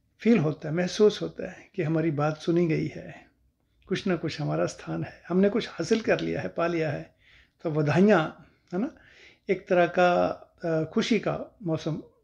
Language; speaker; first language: Hindi; non-native, local second language; Punjabi